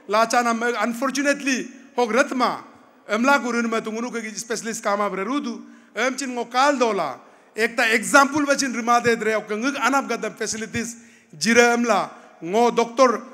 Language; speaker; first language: Hindi; non-native, local second language; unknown